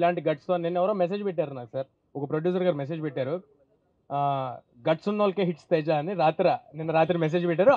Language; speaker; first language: Telugu; native; Telugu